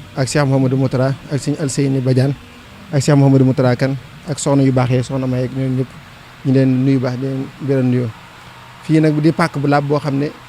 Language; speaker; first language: Wolof; native; Wolof